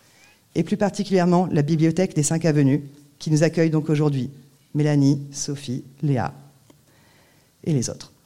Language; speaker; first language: French; native; French